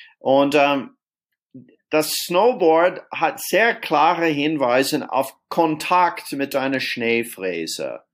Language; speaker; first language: German; non-native, fluent; English